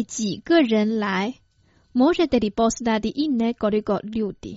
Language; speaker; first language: Croatian; non-native, fluent; Chinese